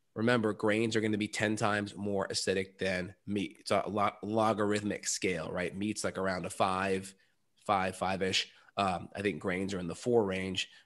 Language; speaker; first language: English; native; English